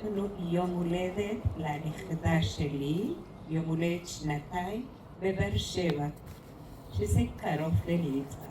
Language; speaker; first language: Hebrew; non-native, fluent; Spanish